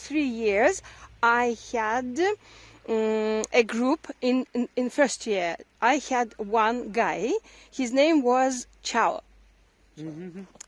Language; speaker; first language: English; non-native, learner; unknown